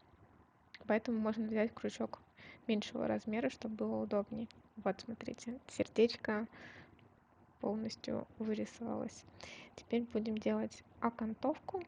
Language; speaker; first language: Russian; native; Russian